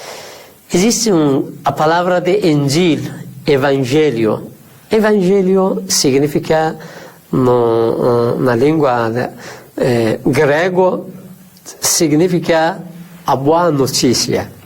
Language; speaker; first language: Portuguese; non-native, fluent; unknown